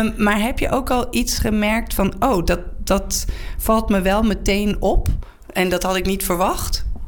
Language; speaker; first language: Dutch; native; Dutch